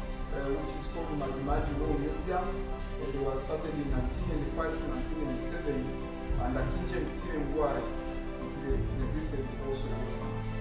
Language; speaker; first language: English; non-native, local second language; Swahili